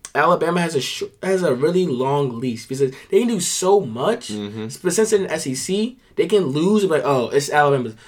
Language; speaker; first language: English; native; English